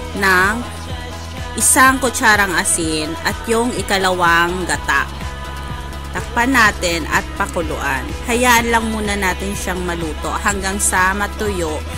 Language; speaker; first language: Filipino; non-native, local second language; Bikol